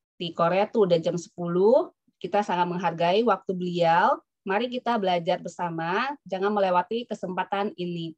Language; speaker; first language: Indonesian; native; Indonesian